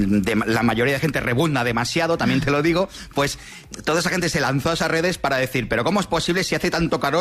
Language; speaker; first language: Spanish; native; Spanish